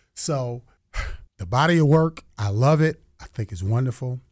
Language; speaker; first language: English; native; English